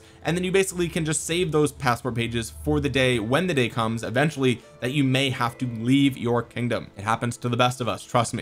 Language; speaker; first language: English; native; English